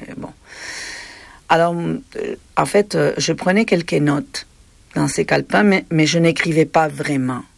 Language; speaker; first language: French; non-native, fluent; Spanish